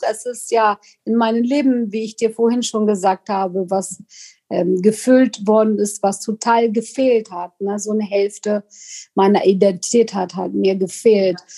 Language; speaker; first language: German; non-native, fluent; Kurdish